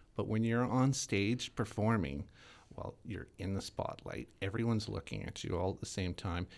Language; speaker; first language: English; native; English